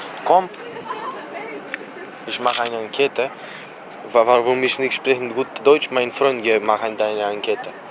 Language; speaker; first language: German; non-native, learner; Macedonian